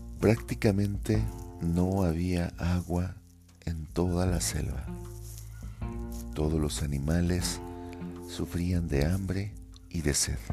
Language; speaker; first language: Spanish; native; Spanish